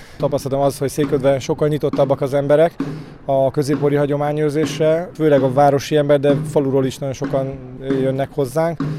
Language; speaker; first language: Hungarian; native; Hungarian